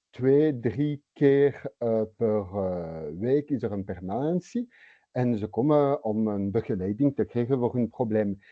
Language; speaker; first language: Dutch; non-native, local second language; French